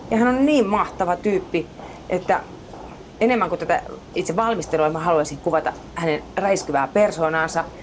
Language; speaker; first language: Finnish; native; Finnish